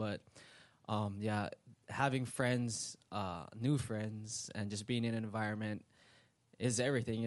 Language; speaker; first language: English; native; English